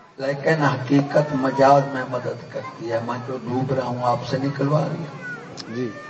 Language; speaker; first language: Urdu; non-native, local second language; Punjabi